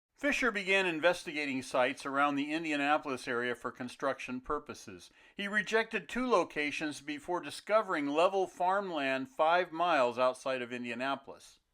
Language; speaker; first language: English; native; English